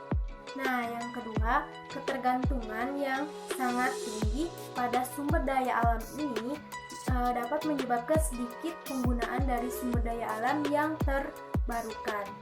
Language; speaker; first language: Indonesian; native; Indonesian